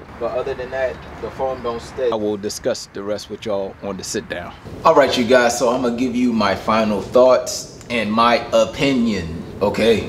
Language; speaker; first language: English; native; English